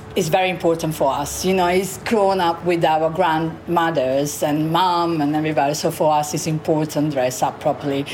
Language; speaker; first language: English; non-native, fluent; Italian